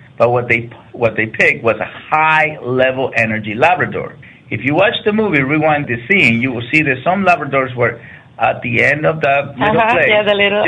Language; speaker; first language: English; non-native, fluent; Spanish